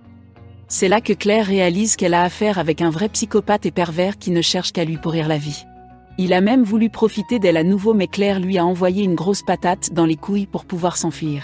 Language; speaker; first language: French; non-native, local second language; Haitian Creole